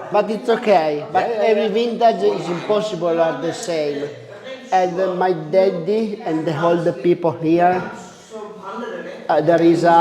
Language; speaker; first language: English; non-native, learner; Italian